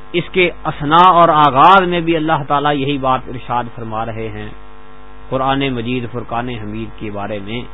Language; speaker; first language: Urdu; non-native, local second language; Punjabi